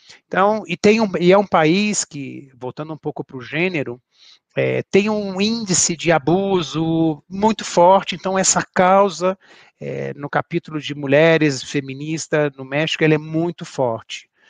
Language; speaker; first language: Portuguese; native; Portuguese